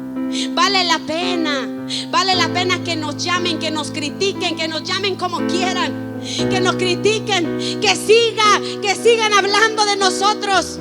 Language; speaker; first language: Spanish; native; Spanish